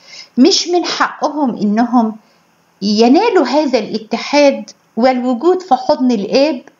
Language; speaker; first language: Arabic; native; Arabic